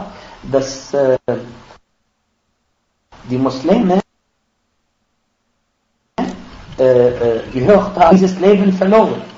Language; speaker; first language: German; non-native, fluent; Arabic